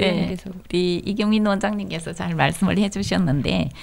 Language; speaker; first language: Korean; native; Korean